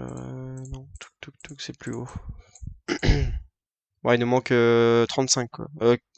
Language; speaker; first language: French; native; French